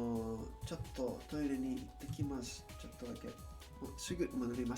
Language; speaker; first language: Japanese; non-native, learner; English